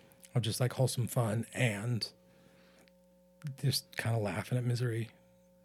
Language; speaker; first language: English; native; English